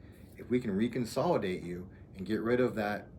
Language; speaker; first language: English; native; English